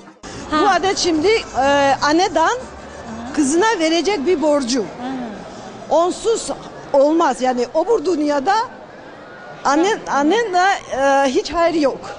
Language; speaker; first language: Turkish; non-native, learner; Georgian